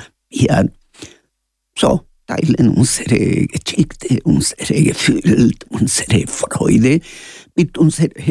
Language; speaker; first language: German; non-native, learner; Spanish